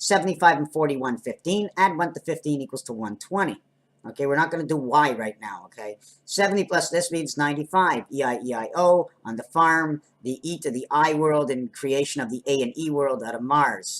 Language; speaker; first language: English; native; English